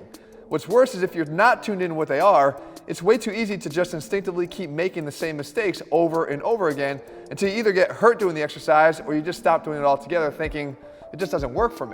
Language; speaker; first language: English; native; English